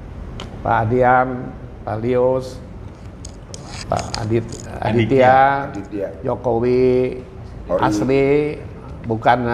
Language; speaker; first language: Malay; non-native, local second language; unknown